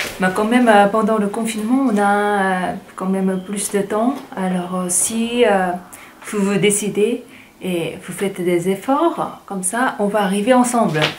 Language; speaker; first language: French; non-native, fluent; Korean